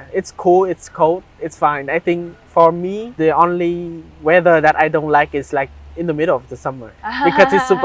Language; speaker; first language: English; non-native, fluent; Vietnamese